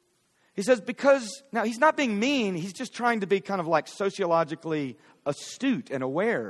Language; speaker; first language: English; native; English